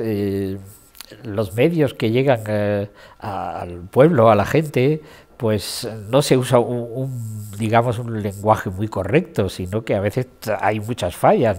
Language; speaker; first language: Spanish; native; Spanish